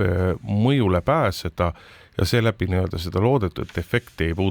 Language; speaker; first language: Estonian; native; Estonian